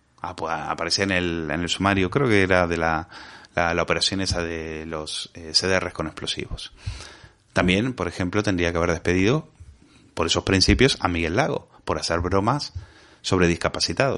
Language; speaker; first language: Spanish; native; Spanish